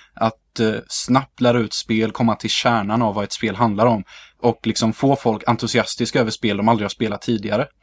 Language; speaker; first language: Swedish; early bilingual, other home language; Hungarian